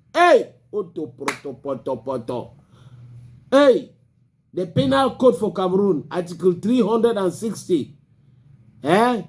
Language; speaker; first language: Nigerian Pidgin; native; Nigerian Pidgin